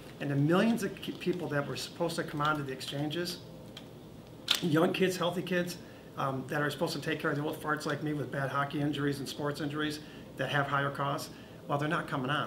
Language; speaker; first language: English; native; English